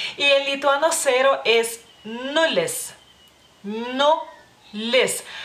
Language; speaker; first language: Spanish; non-native, fluent; Lithuanian